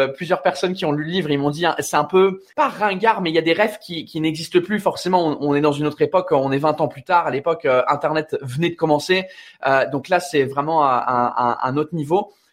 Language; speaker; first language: French; non-native, fluent; English